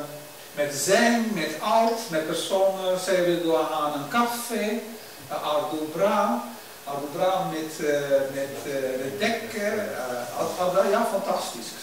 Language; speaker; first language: Swedish; non-native, learner; Dutch